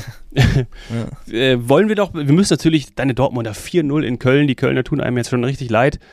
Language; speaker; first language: German; native; German